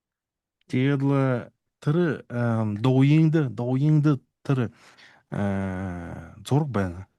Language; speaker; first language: Mongolian; non-native, learner; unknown